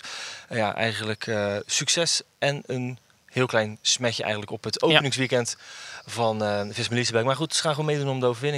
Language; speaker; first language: Dutch; native; Dutch